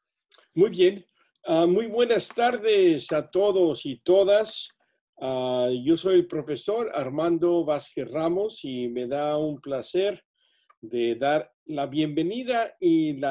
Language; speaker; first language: Spanish; early bilingual, other home language; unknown